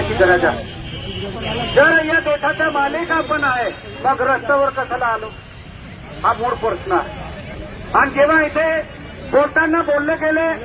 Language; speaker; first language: Marathi; non-native, local second language; Bhili